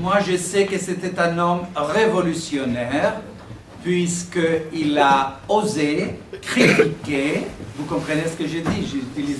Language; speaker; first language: French; non-native, fluent; Greek